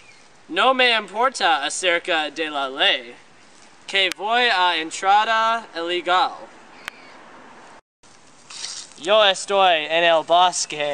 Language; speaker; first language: Spanish; non-native, learner; English